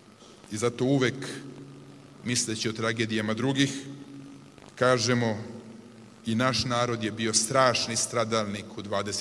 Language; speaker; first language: Serbian; native; Serbian